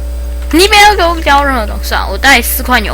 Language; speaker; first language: Chinese; native; Chinese